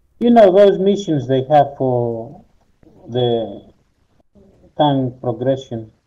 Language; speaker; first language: English; non-native, learner; Greek